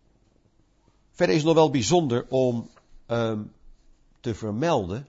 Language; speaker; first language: Dutch; native; Dutch